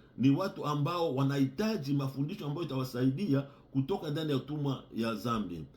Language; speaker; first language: Swahili; native; Swahili